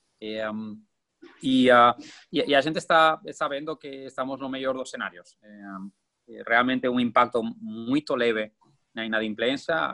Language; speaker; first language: Portuguese; non-native, fluent; Spanish